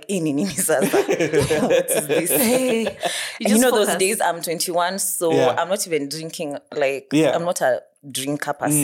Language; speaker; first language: English; non-native, local second language; Swahili